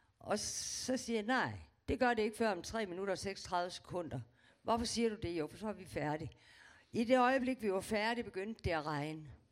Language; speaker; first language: Danish; native; Danish